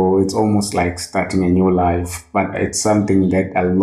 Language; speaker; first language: English; non-native, local second language; Zulu